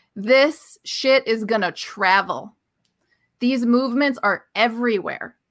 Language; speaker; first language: English; early bilingual, other home language; Persian